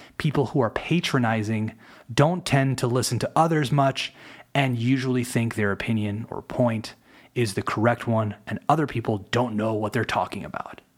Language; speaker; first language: English; native; English